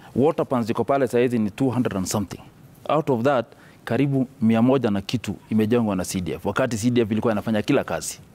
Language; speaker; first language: Swahili; non-native, local second language; Somali